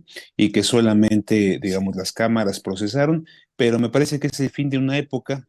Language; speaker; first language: Spanish; native; Spanish